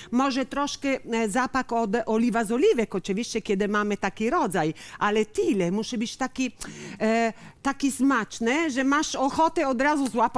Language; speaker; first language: Polish; non-native, learner; Italian